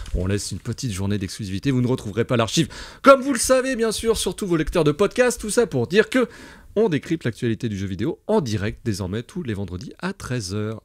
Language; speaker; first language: French; native; French